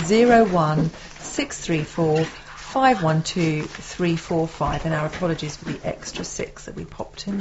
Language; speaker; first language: English; native; English